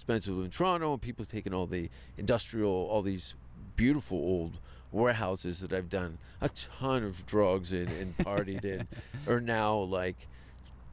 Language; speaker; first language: English; native; English